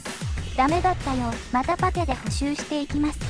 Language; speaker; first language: Japanese; native; Japanese